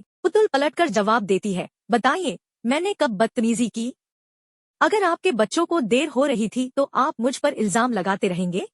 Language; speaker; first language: Hindi; native; Hindi